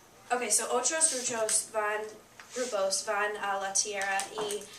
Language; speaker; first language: Spanish; non-native, learner; English